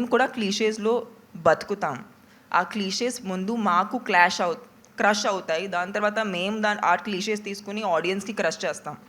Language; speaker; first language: Telugu; non-native, local second language; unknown